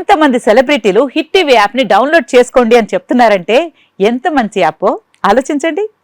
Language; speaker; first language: Telugu; native; Telugu